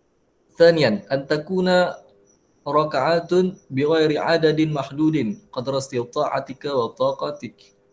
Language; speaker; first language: Arabic; non-native, fluent; Malay